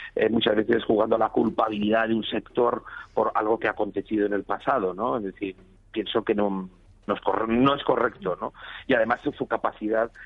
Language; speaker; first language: Spanish; native; Spanish